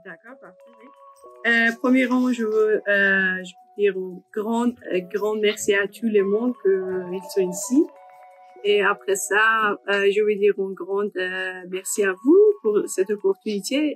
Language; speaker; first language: French; non-native, learner; Persian